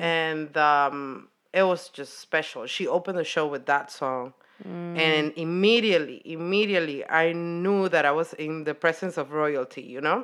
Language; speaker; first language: English; non-native, fluent; Spanish